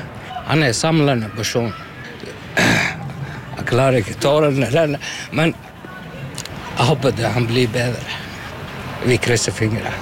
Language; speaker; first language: Norwegian; non-native, learner; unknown